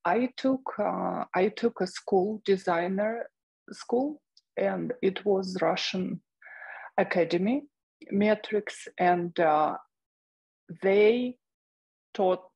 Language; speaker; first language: English; non-native, fluent; Russian